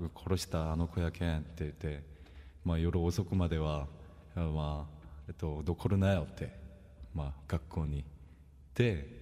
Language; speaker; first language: Japanese; non-native, fluent; Korean